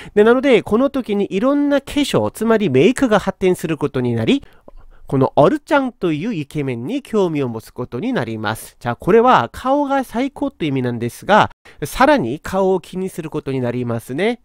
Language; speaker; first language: Japanese; non-native, fluent; Korean